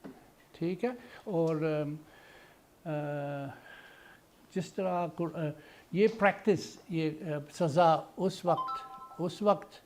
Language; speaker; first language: Hindi; non-native, fluent; English